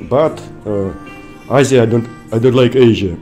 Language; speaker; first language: English; non-native, learner; Russian